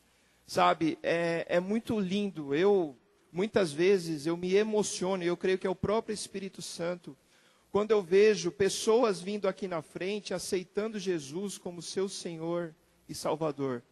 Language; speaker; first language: Portuguese; native; Portuguese